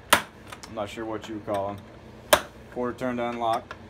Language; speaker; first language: English; native; English